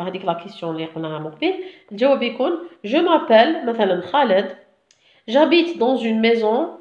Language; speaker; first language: French; non-native, local second language; Arabic